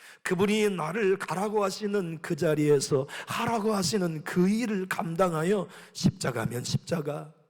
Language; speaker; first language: Korean; native; Korean